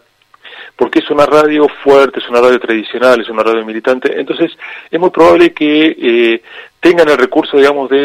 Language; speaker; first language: Spanish; native; Spanish